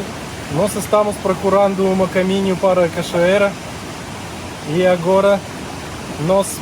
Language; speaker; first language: Portuguese; non-native, learner; Russian